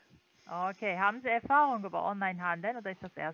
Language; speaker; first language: German; non-native, learner; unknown